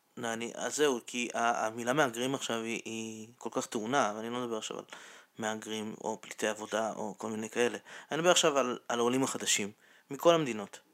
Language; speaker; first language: Hebrew; non-native, fluent; Russian